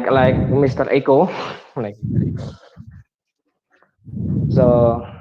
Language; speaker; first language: English; non-native, learner; Indonesian